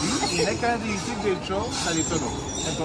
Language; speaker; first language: Spanish; non-native, fluent; French